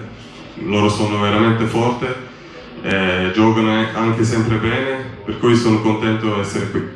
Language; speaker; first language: Italian; non-native, learner; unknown